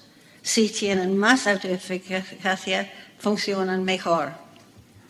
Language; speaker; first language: Spanish; non-native, fluent; English